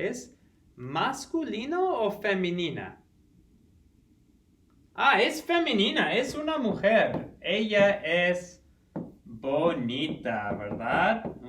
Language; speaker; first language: Spanish; non-native, fluent; English